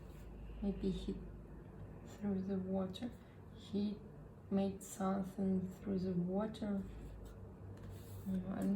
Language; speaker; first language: English; non-native, learner; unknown